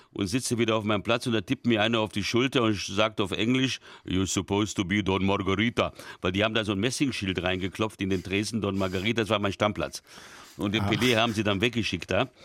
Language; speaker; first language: German; early bilingual, other home language; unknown